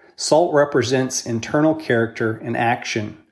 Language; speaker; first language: English; native; English